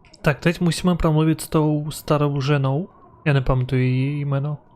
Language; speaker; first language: Czech; non-native, learner; Ukrainian